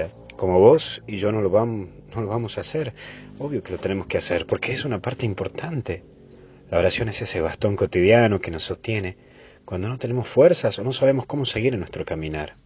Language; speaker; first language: Spanish; native; Spanish